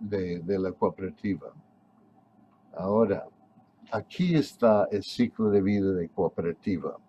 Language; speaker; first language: Spanish; non-native, fluent; English